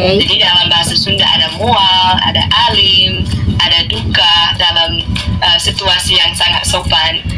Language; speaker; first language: Indonesian; non-native, fluent; English